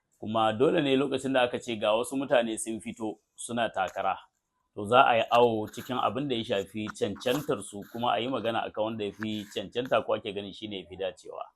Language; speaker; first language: Hausa; native; Hausa